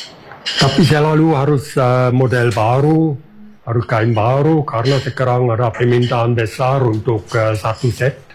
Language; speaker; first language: Indonesian; non-native, fluent; German